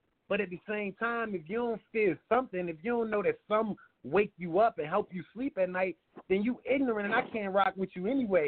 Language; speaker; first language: English; native; English